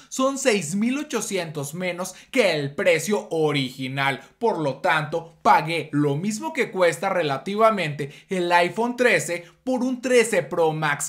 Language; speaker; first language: Spanish; native; Spanish